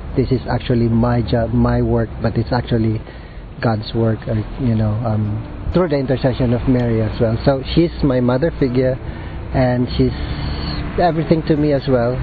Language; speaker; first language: English; non-native, local second language; Filipino